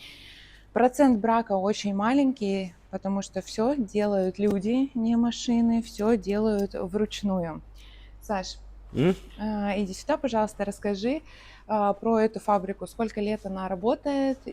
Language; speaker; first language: Russian; native; Russian